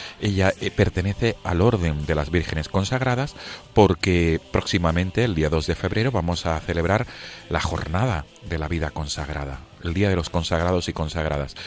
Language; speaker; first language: Spanish; native; Spanish